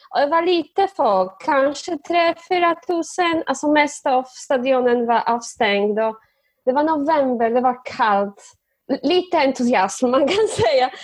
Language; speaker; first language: Swedish; non-native, fluent; Polish